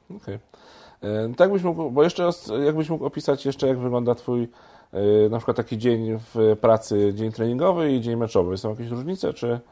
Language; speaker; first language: Polish; native; Polish